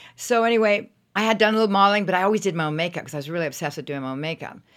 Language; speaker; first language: English; native; English